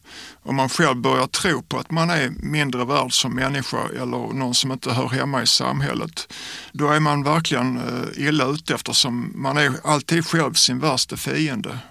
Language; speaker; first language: Swedish; native; Swedish